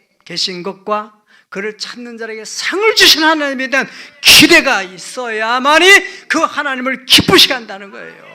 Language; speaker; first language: Korean; native; Korean